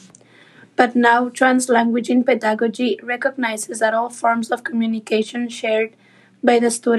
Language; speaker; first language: English; non-native, fluent; Spanish